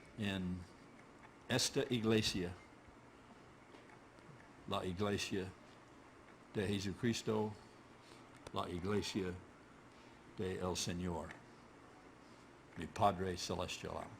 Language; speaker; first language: Spanish; non-native, learner; English